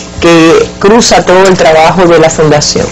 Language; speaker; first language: Spanish; native; Spanish